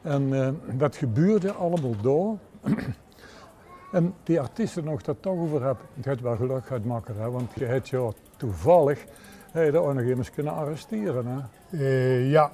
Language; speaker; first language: Dutch; native; Dutch